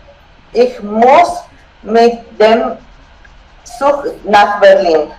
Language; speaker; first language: German; non-native, learner; Spanish